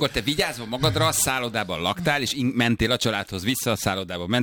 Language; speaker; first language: Hungarian; native; Hungarian